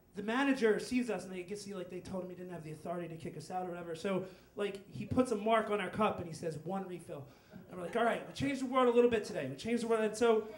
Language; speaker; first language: English; native; English